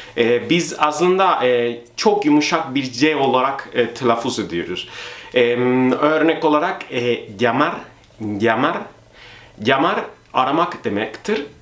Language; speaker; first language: Turkish; non-native, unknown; Spanish